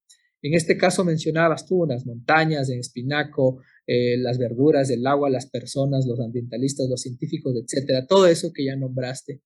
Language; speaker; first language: Spanish; native; Spanish